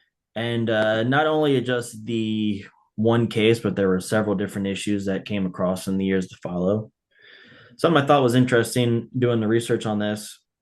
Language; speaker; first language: English; native; English